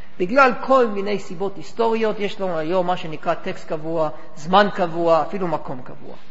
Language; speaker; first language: Hebrew; non-native, fluent; English